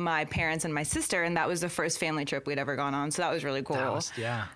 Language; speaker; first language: English; native; English